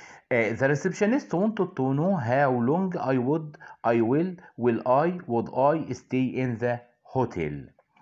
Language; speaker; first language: English; non-native, fluent; Arabic